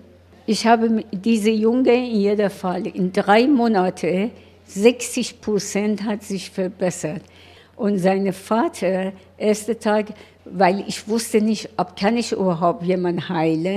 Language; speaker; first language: German; non-native, learner; Persian